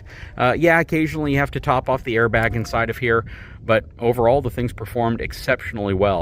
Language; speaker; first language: English; native; English